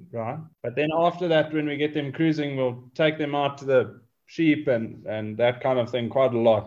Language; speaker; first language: English; native; English